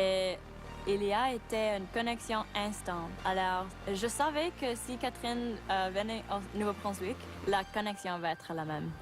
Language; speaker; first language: French; non-native, learner; English